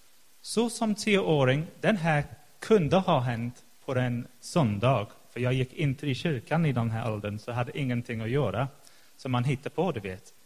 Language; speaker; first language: Swedish; non-native, fluent; English